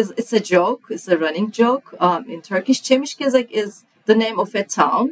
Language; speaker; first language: English; non-native, fluent; Turkish